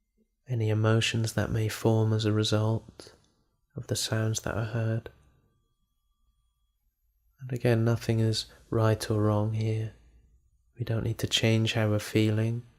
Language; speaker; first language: English; native; English